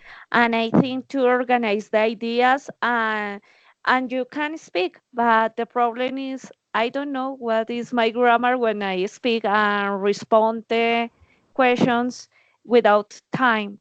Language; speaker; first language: English; non-native, learner; Spanish